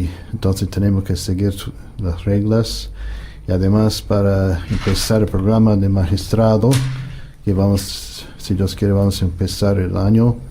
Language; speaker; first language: Spanish; non-native, fluent; English